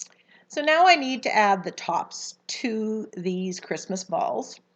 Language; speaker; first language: English; native; English